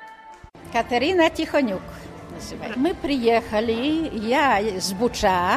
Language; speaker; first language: Ukrainian; native; Ukrainian